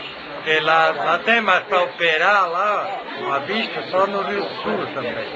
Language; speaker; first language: Portuguese; native; Portuguese